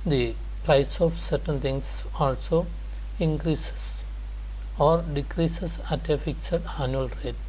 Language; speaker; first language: English; non-native, local second language; Malayalam